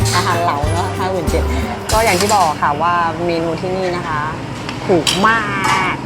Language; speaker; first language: Thai; native; Thai